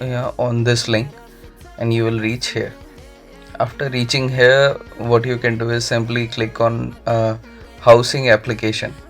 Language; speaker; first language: English; non-native, local second language; Hindi